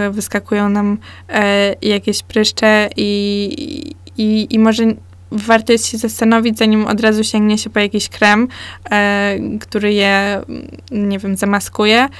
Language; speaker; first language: Polish; early bilingual, heritage; Polish